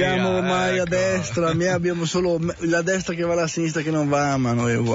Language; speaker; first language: Italian; native; Italian